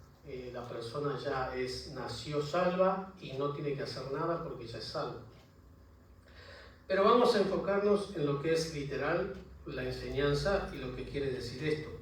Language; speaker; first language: Spanish; native; Spanish